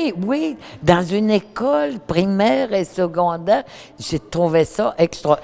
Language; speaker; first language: French; native; French